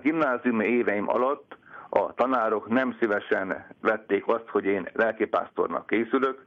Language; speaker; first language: Hungarian; native; Hungarian